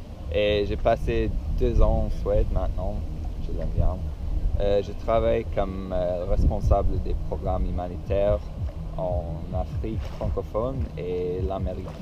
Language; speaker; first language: French; non-native, fluent; English